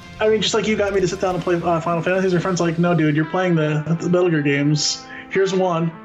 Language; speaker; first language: English; native; English